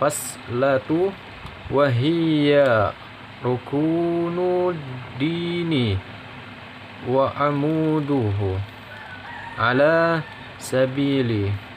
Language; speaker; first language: Arabic; non-native, learner; Indonesian